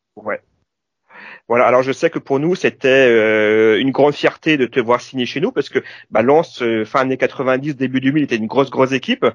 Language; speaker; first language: French; native; French